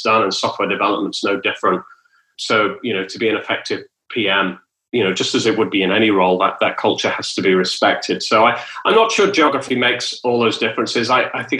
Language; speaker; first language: English; native; English